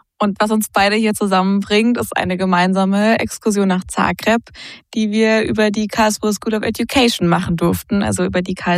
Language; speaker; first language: German; native; German